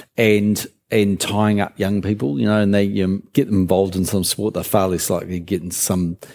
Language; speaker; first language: English; native; English